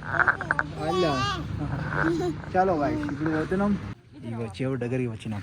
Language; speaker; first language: Telugu; non-native, learner; Hindi